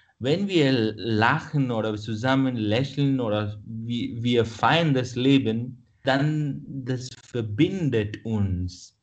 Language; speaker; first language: German; non-native, fluent; Kannada